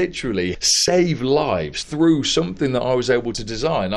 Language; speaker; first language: English; native; English